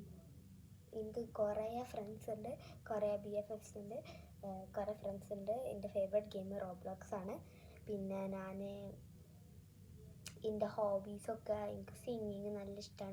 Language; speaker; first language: Malayalam; early bilingual, heritage; Malayalam